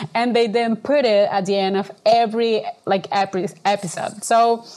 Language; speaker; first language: English; non-native, fluent; Spanish